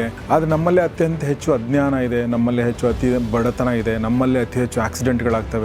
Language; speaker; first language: Kannada; native; Kannada